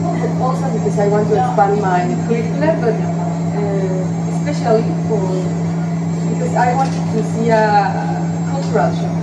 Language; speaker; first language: English; non-native, fluent; Spanish